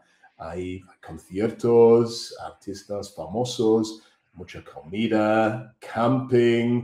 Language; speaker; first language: Spanish; non-native, fluent; English